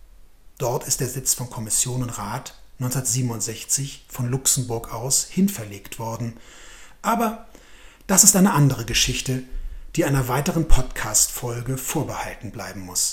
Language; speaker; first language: German; native; German